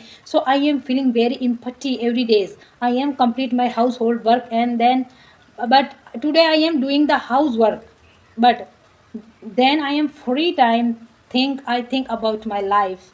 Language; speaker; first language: English; non-native, learner; Marwari